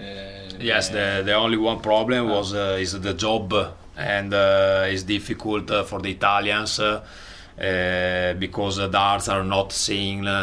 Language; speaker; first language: English; non-native, learner; Italian